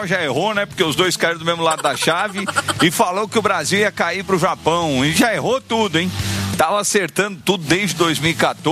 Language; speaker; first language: Portuguese; native; Portuguese